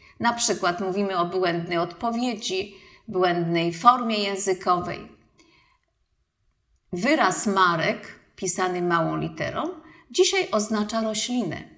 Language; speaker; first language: Polish; native; Polish